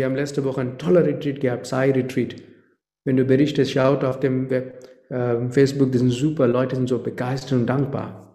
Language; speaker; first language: German; non-native, fluent; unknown